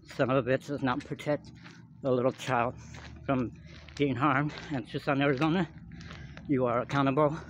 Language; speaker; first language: English; native; English